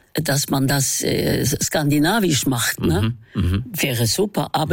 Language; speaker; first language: German; non-native, fluent; Norwegian